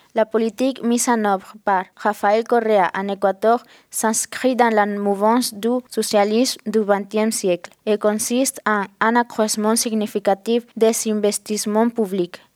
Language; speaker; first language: French; non-native, fluent; Spanish